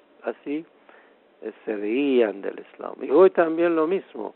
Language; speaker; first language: Spanish; non-native, fluent; Persian